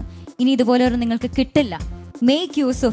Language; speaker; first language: Malayalam; native; Malayalam